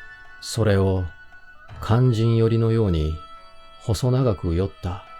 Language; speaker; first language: Japanese; native; Japanese